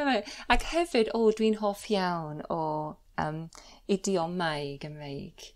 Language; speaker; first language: Welsh; non-native, learner; English